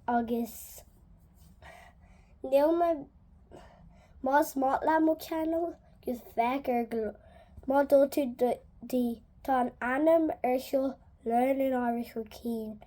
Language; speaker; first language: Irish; non-native, learner; English